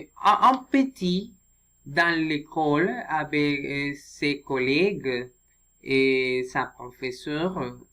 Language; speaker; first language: French; non-native, learner; Spanish